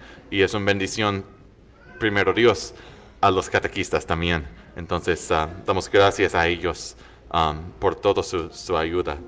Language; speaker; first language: Spanish; non-native, learner; English